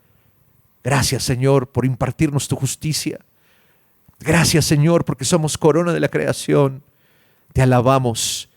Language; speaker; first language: Spanish; native; Spanish